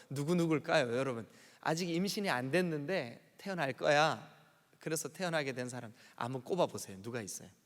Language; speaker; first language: Korean; native; Korean